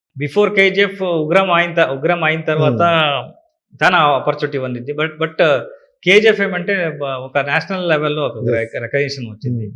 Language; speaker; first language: Telugu; non-native, learner; Kannada